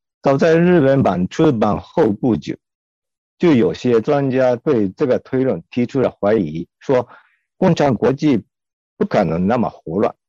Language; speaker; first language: Chinese; non-native, fluent; Japanese